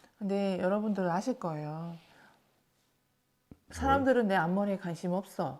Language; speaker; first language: Korean; native; Korean